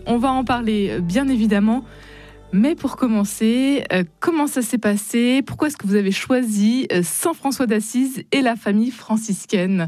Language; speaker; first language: French; native; French